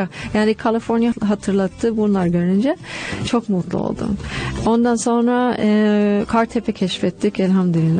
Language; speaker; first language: Turkish; non-native, fluent; English